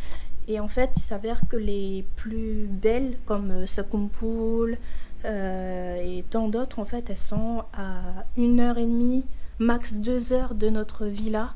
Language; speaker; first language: French; native; French